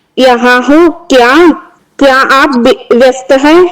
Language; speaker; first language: Hindi; non-native, learner; Telugu